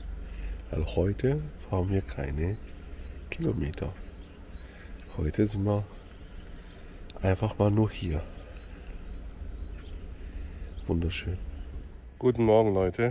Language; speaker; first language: German; native; German